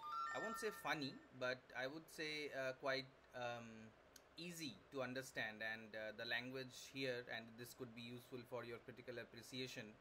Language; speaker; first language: English; non-native, local second language; Bangla